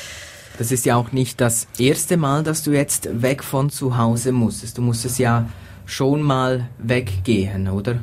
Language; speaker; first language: German; native; German